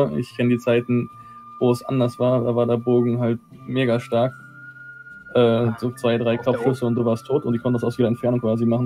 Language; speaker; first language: German; native; German